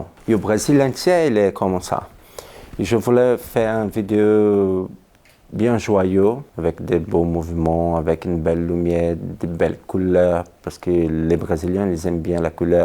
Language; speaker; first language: French; non-native, fluent; Portuguese